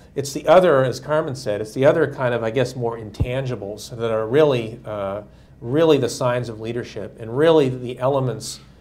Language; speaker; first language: English; native; English